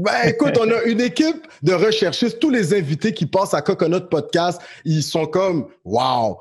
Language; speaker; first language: French; native; French